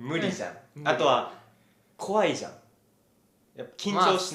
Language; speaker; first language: Japanese; native; Japanese